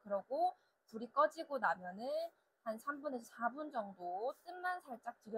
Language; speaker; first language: Korean; native; Korean